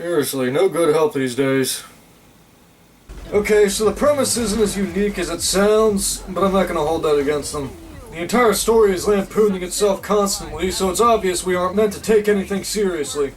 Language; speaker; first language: English; native; English